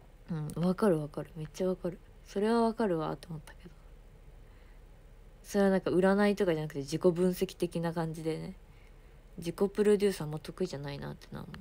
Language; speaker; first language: Japanese; native; Japanese